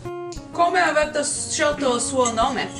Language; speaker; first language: Italian; non-native, learner; English